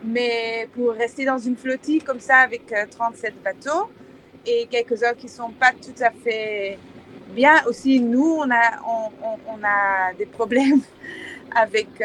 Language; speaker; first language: French; non-native, fluent; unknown